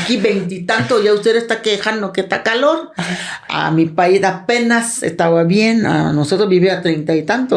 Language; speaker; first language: Spanish; non-native, learner; Thai